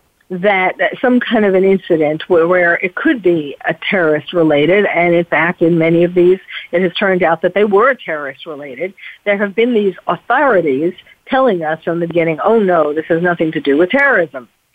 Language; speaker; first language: English; native; English